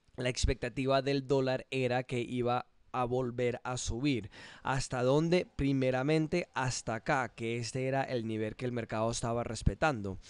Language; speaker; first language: Spanish; early bilingual, heritage; English